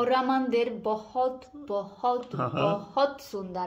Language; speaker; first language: Hindi; non-native, learner; Polish